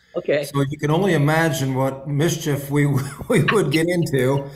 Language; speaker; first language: English; native; English